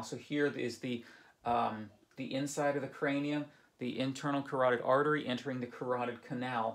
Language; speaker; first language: English; native; English